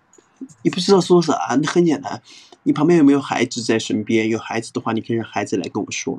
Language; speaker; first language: Chinese; native; Chinese